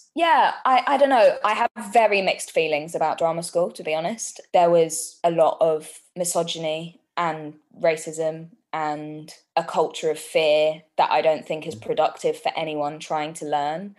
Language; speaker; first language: English; native; English